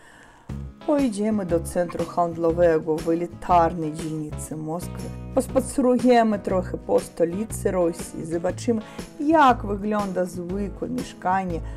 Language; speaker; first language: Polish; non-native, fluent; Russian